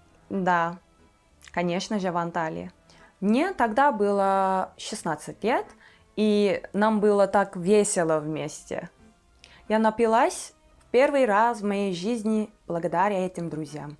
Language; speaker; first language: Russian; non-native, fluent; Turkish